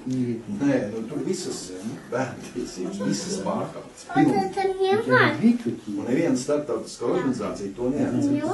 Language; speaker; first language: Latvian; native; Latvian